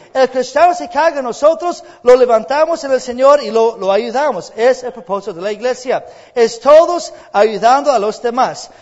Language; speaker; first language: Spanish; non-native, fluent; English